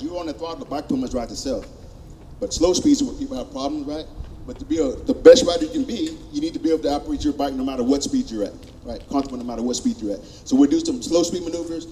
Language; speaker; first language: English; native; English